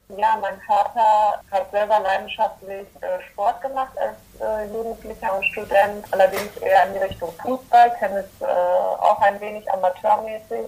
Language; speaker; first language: German; early bilingual, other home language; Polish